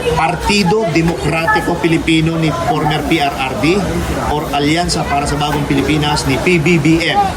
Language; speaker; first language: Filipino; native; Filipino